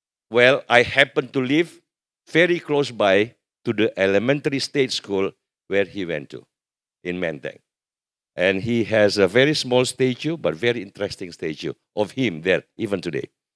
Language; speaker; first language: English; non-native, fluent; Indonesian